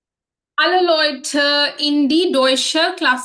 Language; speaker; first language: German; non-native, learner; Hindi